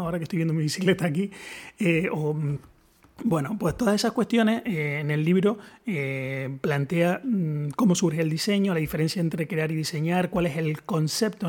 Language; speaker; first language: Spanish; native; Spanish